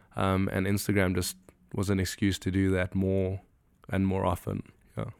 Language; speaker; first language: English; native; English